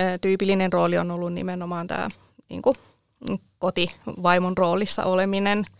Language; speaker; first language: Finnish; native; Finnish